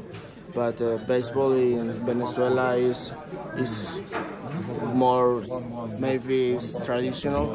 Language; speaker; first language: English; non-native, learner; Spanish